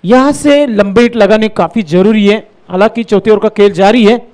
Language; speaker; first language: Hindi; non-native, local second language; Marathi